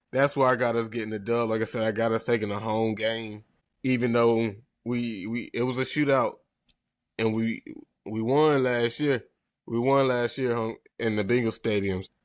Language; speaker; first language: English; native; English